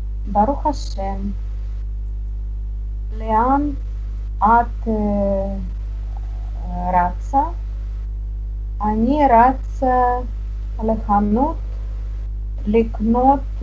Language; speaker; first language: Hebrew; non-native, learner; Russian